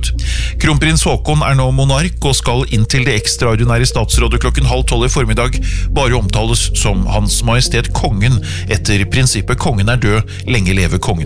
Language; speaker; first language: Norwegian; native; Norwegian